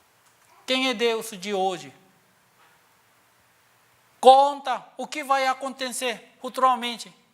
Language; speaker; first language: Portuguese; non-native, learner; Korean